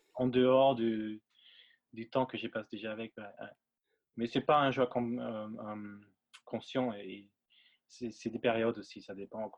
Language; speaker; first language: French; non-native, fluent; German